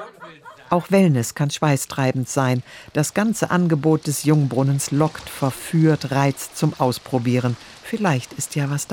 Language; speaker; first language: German; native; German